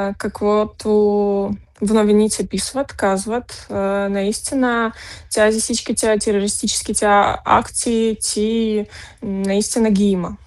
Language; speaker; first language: Bulgarian; early bilingual, heritage; Bulgarian